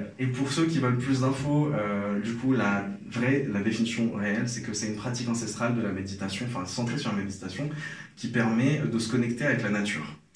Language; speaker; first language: French; non-native, local second language; Arabic